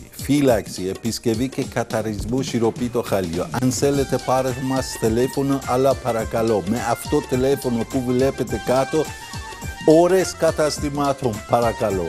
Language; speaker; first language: Greek; non-native, fluent; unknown